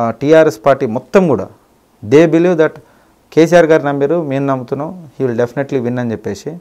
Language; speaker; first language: Telugu; native; Telugu